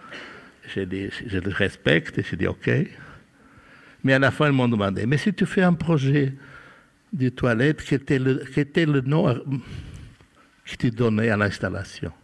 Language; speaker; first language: French; non-native, fluent; Portuguese